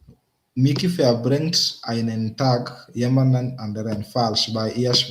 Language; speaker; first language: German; non-native, learner; Swahili